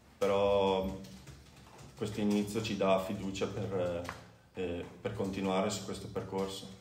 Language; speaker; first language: Italian; native; Italian